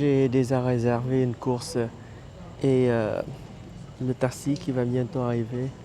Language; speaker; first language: French; non-native, fluent; Vietnamese